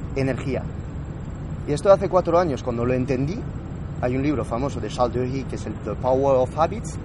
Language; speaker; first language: Spanish; non-native, fluent; French